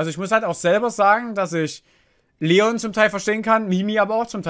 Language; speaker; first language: German; native; German